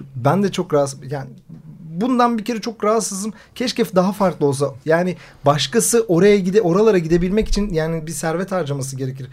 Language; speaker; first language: Turkish; native; Turkish